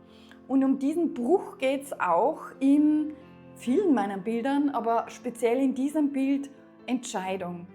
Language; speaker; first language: German; native; German